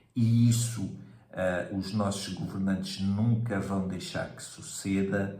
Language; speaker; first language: Portuguese; native; Portuguese